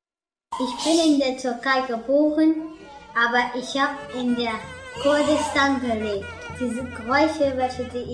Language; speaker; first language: German; early bilingual, other home language; Kurdish